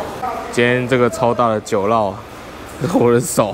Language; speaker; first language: Chinese; native; Chinese